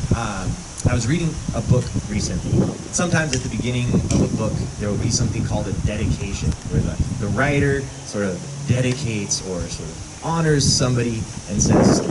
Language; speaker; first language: English; native; English